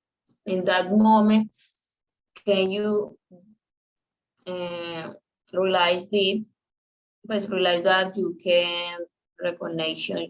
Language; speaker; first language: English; non-native, learner; Spanish